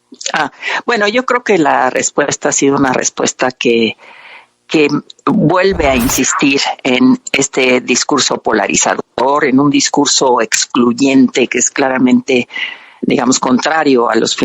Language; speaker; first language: Spanish; native; Spanish